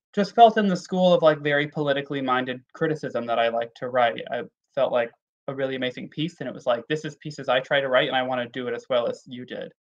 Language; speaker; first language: English; native; English